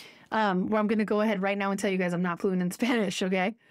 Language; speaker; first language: English; native; English